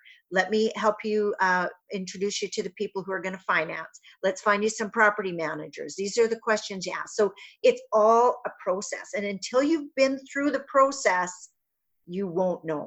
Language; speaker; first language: English; native; English